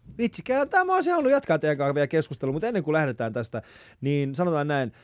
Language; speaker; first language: Finnish; non-native, fluent; Persian